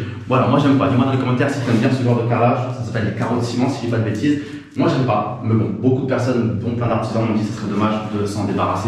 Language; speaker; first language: French; native; French